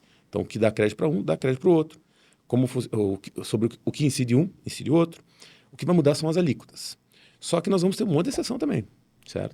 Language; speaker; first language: Portuguese; native; Portuguese